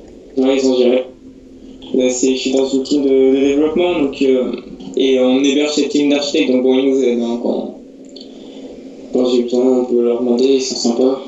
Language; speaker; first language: French; native; French